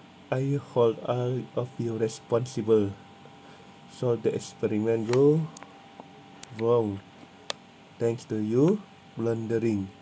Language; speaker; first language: English; non-native, learner; Indonesian